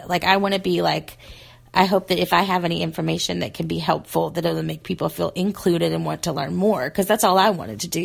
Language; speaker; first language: English; native; English